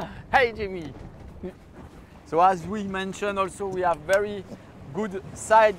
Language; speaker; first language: English; non-native, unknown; French